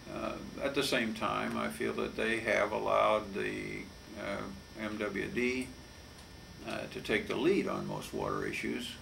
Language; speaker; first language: English; native; English